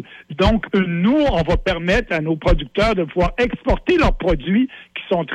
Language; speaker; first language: French; native; French